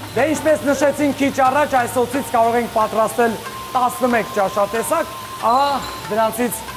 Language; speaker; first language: Armenian; native; Armenian